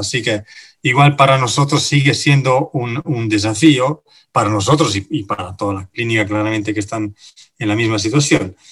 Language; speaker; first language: Spanish; non-native, fluent; Italian